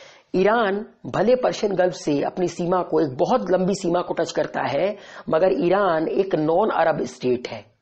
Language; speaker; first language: Hindi; native; Hindi